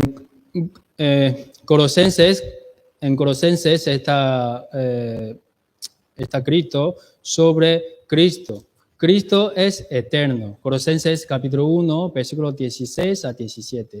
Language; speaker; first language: Spanish; non-native, learner; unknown